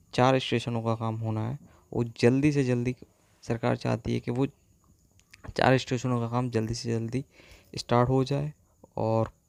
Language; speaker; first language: Hindi; native; Hindi